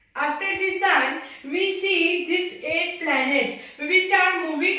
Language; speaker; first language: English; non-native, local second language; Hindi